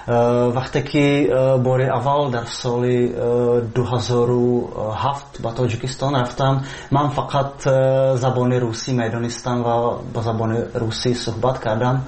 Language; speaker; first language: Persian; non-native, fluent; Czech